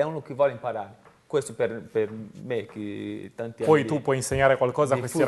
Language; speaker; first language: Italian; non-native, learner; Portuguese